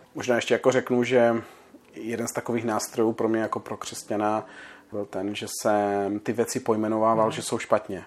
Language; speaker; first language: Czech; native; Czech